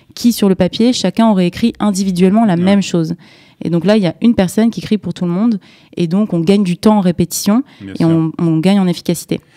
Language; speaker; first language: French; native; French